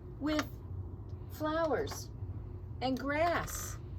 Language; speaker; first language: English; native; English